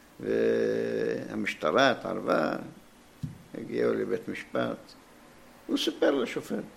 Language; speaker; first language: Hebrew; non-native, fluent; Arabic